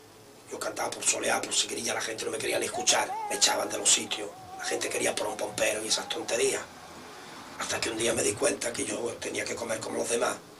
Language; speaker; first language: Spanish; native; Spanish